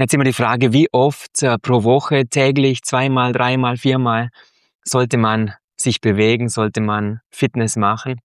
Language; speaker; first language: German; native; German